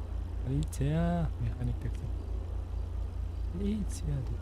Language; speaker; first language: Russian; non-native, learner; Kara-Kalpak